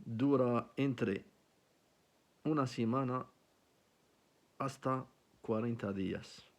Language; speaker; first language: Spanish; non-native, learner; Arabic